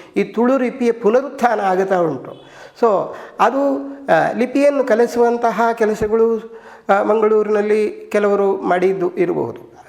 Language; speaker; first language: Kannada; non-native, local second language; Tulu